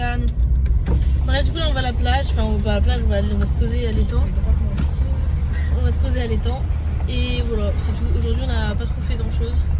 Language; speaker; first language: French; native; French